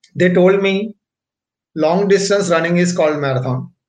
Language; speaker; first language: English; non-native, local second language; Punjabi